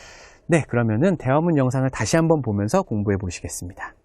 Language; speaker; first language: Korean; native; Korean